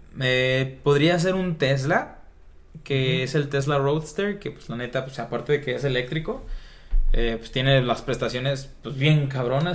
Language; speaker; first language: Spanish; native; Spanish